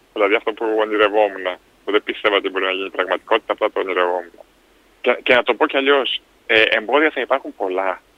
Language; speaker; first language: Greek; early bilingual, other home language; Russian